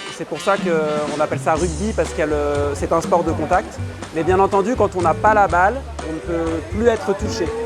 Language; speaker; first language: French; native; French